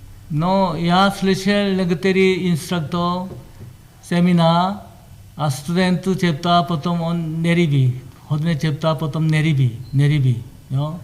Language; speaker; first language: Czech; non-native, learner; Korean